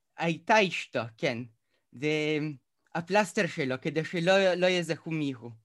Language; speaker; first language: Hebrew; early bilingual, other home language; Russian